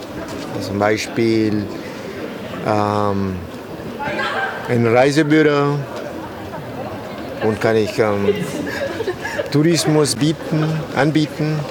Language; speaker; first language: German; non-native, learner; Spanish